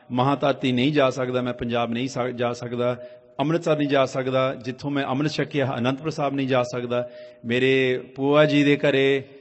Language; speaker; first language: Punjabi; early bilingual, heritage; Punjabi